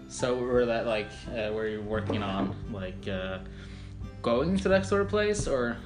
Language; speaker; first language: English; non-native, fluent; Norwegian